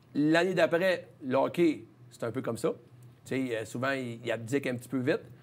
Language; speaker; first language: French; native; French